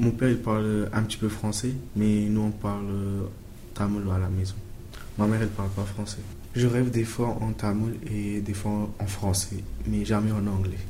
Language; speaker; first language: French; early bilingual, other home language; Tamil